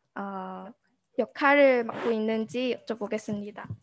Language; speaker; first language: Korean; non-native, fluent; Chinese